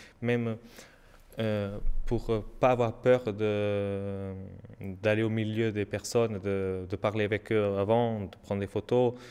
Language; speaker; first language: French; non-native, learner; Portuguese